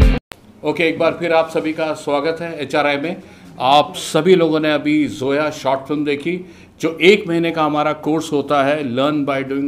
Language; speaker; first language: Hindi; native; Hindi